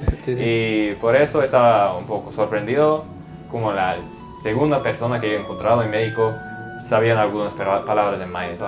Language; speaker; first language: Spanish; non-native, fluent; English